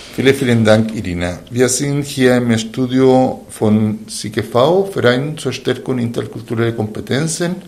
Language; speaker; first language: German; non-native, fluent; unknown